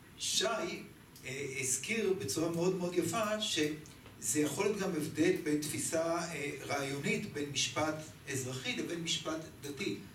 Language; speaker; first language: Hebrew; native; Hebrew